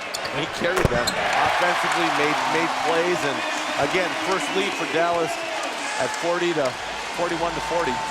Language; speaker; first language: English; native; English